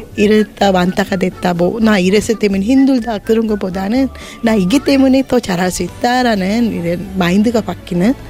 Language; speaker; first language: Korean; non-native, fluent; Sinhala